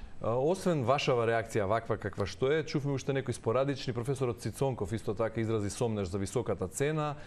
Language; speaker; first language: Macedonian; native; Macedonian